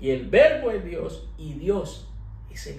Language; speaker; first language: Spanish; native; Spanish